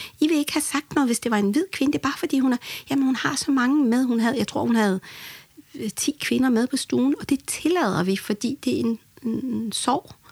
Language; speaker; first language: Danish; early bilingual, other home language; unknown